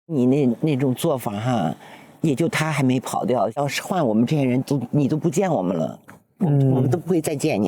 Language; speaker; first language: Chinese; native; Chinese